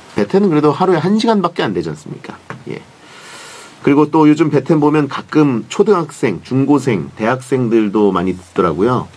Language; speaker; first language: Korean; native; Korean